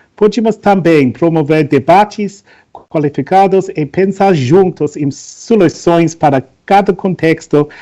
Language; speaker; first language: Portuguese; non-native, learner; English